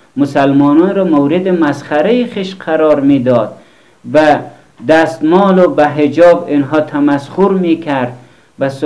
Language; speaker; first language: Persian; native; Persian